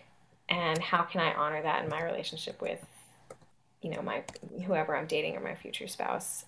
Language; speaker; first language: English; native; English